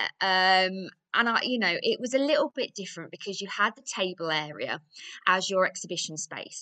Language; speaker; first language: English; native; English